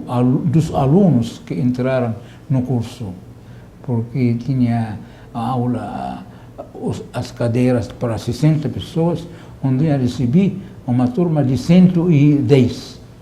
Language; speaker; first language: Portuguese; non-native, fluent; Arabic